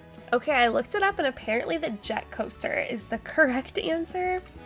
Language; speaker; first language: English; native; English